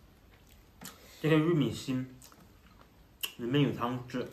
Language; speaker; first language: Chinese; native; Chinese